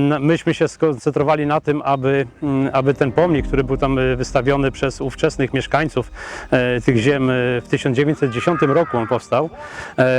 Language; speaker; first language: Polish; native; Polish